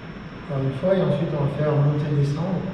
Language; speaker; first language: French; native; French